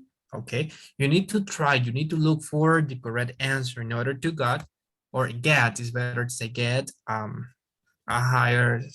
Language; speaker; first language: English; non-native, fluent; Spanish